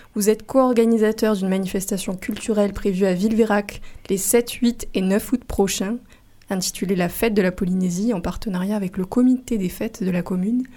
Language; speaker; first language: French; native; French